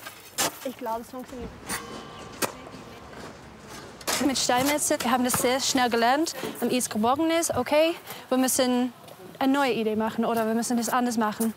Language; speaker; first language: German; non-native, learner; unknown